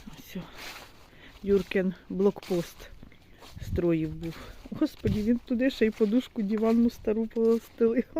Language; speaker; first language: Ukrainian; native; Ukrainian